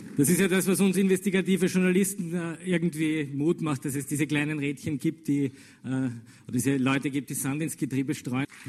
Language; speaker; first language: German; native; German